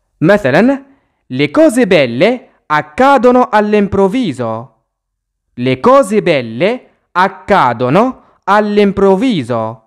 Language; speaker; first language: Italian; non-native, fluent; Arabic